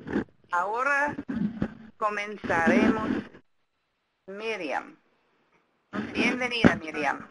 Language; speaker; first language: Spanish; non-native, fluent; English